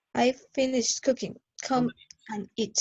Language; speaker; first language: English; non-native, learner; Spanish